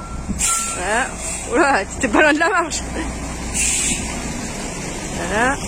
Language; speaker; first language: French; native; French